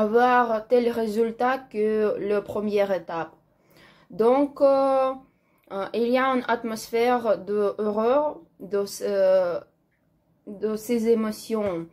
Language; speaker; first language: French; non-native, learner; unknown